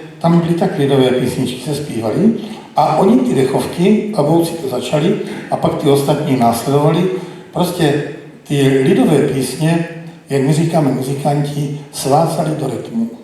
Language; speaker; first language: Czech; native; Czech